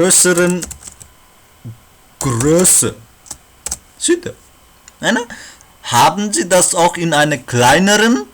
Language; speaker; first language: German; non-native, learner; Nepali